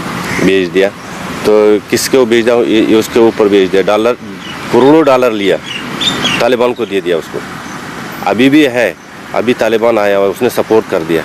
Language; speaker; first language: Hindi; non-native, fluent; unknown